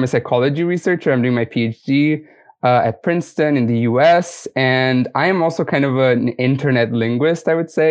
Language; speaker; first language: English; non-native, fluent; Romanian